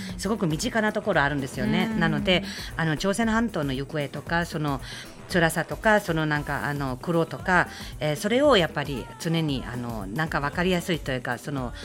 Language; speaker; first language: Japanese; non-native, fluent; German